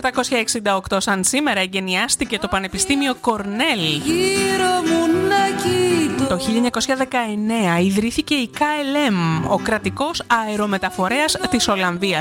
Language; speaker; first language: Greek; native; Greek